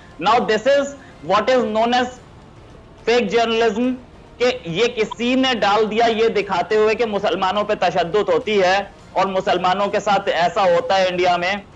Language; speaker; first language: Hindi; native; Hindi